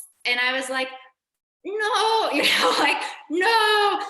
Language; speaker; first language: English; native; English